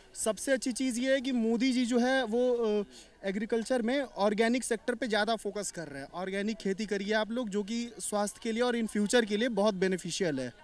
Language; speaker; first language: Hindi; native; Hindi